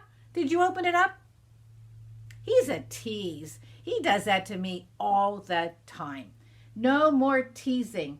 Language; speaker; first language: English; native; English